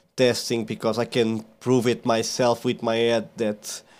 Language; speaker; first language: English; non-native, fluent; Portuguese